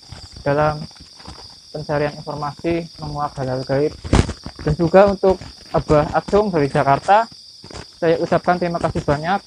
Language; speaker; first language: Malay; non-native, local second language; Javanese